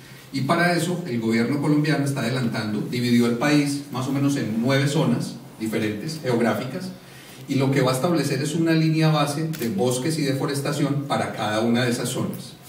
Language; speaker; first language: Spanish; native; Spanish